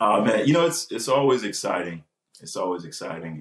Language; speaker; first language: English; native; English